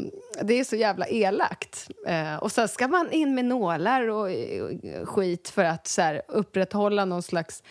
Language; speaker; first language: Swedish; native; Swedish